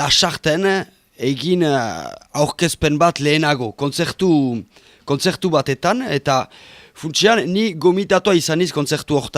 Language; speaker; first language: Basque; native; Basque